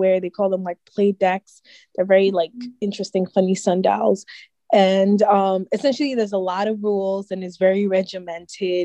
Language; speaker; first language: English; non-native, local second language; Akan